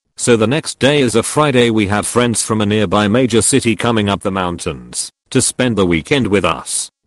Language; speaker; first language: English; early bilingual, other home language; Serbian